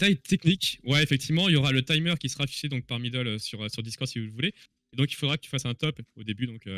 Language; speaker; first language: French; native; French